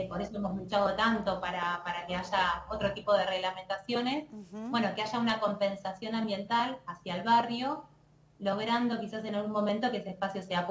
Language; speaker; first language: Spanish; native; Spanish